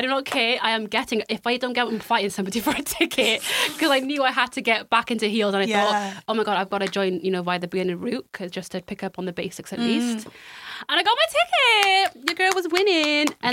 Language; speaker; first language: English; native; English